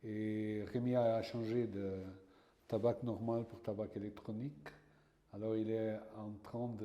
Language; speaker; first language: French; non-native, fluent; Portuguese